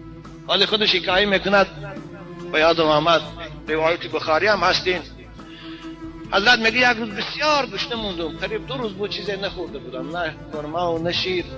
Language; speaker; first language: Persian; native; Persian